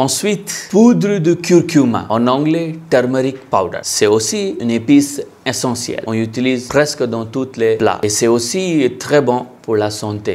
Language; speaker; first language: French; non-native, learner; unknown